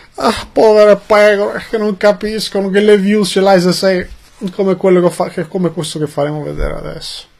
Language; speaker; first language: Italian; early bilingual, other home language; Albanian